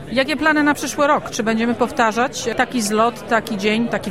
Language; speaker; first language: Polish; native; Polish